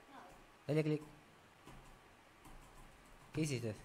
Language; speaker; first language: Spanish; native; Spanish